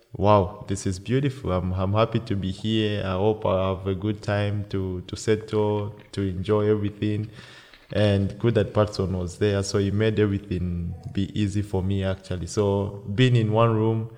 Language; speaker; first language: English; non-native, local second language; Bemba